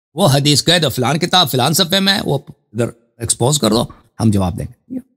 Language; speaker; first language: Urdu; non-native, fluent; Persian